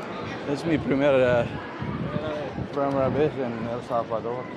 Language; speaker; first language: Spanish; non-native, learner; English